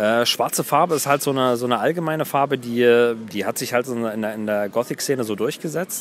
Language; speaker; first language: German; native; German